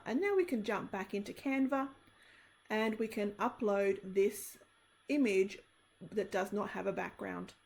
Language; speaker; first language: English; native; English